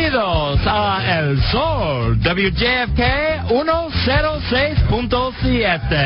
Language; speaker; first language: Spanish; non-native, learner; English